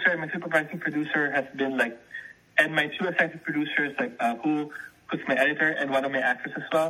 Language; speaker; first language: English; non-native, local second language; Filipino